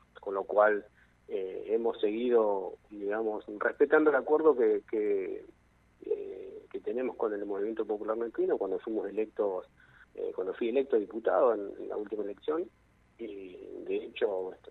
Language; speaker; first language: Spanish; native; Spanish